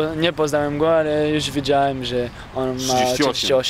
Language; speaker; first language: Polish; early bilingual, heritage; French